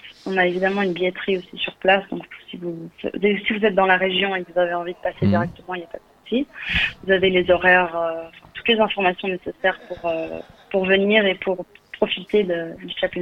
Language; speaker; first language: French; native; French